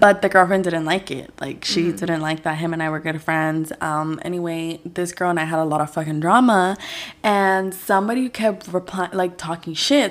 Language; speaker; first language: English; early bilingual, other home language; Spanish